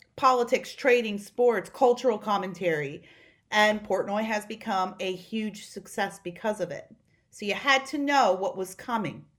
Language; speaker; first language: English; native; English